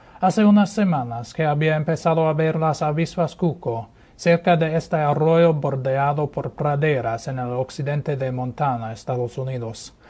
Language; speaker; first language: Spanish; non-native, fluent; English